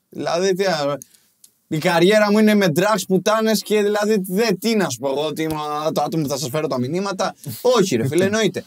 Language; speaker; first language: Greek; early bilingual, other home language; Albanian